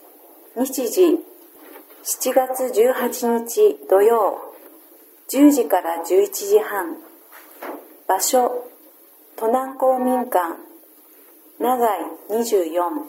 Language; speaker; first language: Japanese; native; Japanese